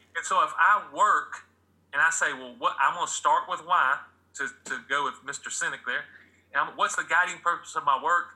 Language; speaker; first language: English; native; English